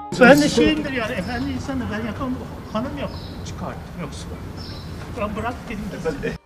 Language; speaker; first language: Turkish; native; Turkish